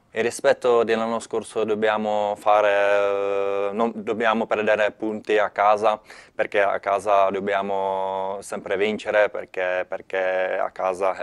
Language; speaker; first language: Italian; non-native, learner; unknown